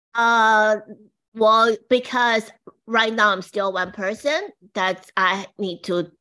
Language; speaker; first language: English; non-native, fluent; Chinese